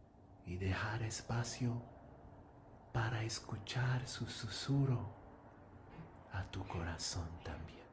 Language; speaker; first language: Spanish; non-native, fluent; English